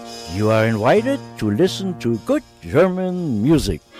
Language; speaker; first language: English; non-native, fluent; German